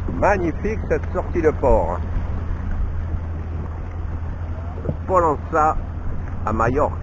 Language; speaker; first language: French; native; French